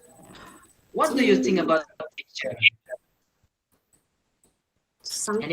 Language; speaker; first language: English; non-native, learner; Indonesian